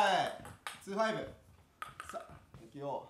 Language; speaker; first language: Japanese; native; Japanese